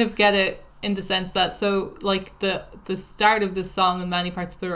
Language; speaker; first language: English; native; English